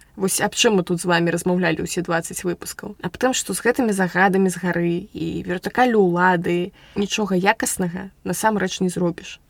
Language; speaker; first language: Belarusian; non-native, local second language; Russian